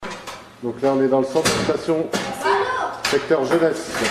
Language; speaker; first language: French; native; French